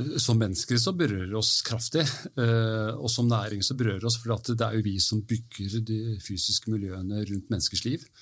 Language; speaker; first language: Norwegian; early bilingual, heritage; Norwegian